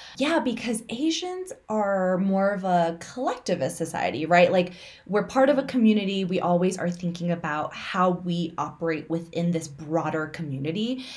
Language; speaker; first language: English; early bilingual, other home language; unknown